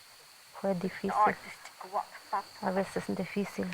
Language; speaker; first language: Spanish; non-native, local second language; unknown